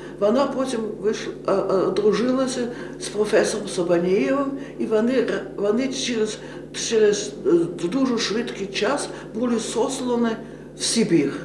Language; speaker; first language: Ukrainian; early bilingual, heritage; Ukrainian